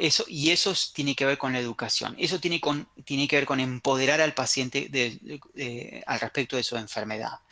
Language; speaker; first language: Spanish; native; Spanish